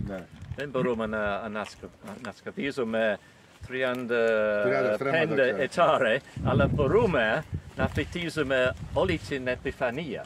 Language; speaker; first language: Greek; non-native, learner; English